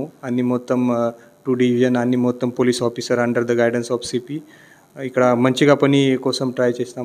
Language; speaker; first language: Telugu; non-native, learner; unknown